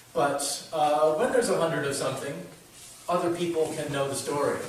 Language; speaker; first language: English; native; English